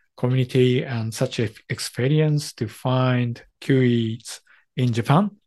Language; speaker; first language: English; non-native, fluent; Japanese